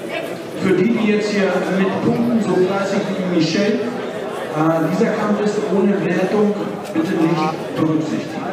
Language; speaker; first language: German; native; German